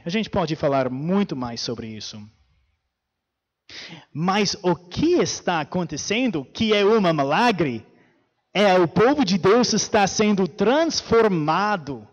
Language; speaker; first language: Portuguese; non-native, fluent; English